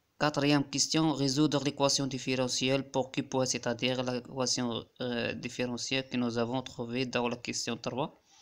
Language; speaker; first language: French; non-native, local second language; Arabic